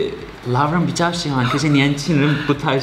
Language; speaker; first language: Chinese; non-native, learner; Turkish